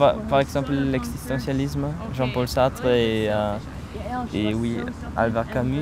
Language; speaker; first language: French; non-native, fluent; German